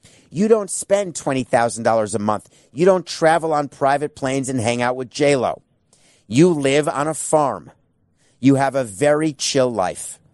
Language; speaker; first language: English; native; English